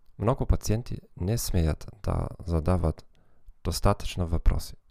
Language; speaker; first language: Bulgarian; non-native, fluent; German